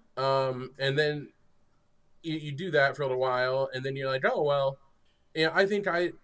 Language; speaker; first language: English; native; English